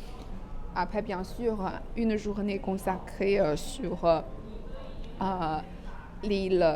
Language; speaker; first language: French; non-native, fluent; Chinese